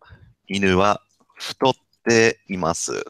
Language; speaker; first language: Japanese; non-native, fluent; English